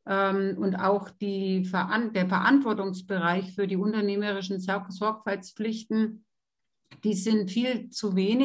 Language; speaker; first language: German; native; German